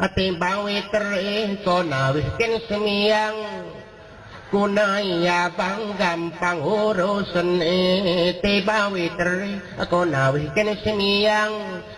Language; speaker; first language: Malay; non-native, local second language; Achinese